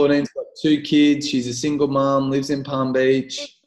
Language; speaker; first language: English; native; English